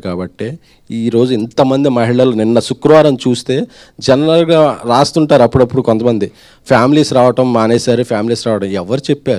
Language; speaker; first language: Telugu; native; Telugu